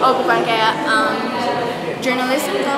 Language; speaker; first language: Indonesian; early bilingual, heritage; English